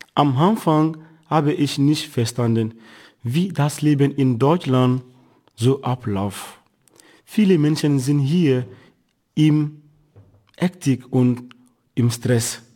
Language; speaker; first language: German; non-native, fluent; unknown